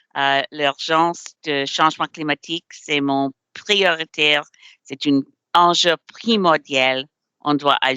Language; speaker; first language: French; non-native, learner; English